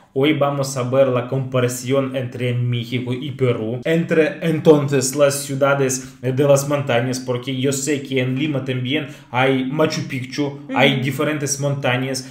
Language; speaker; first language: Spanish; non-native, learner; Russian